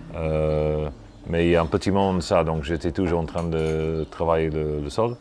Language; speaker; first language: French; non-native, fluent; English